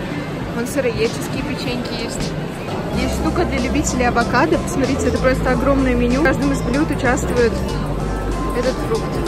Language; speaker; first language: Russian; native; Russian